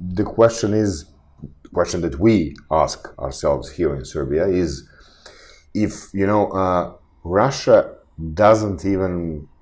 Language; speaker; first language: English; non-native, fluent; Serbian